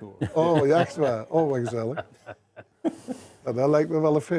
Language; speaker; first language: Dutch; native; Dutch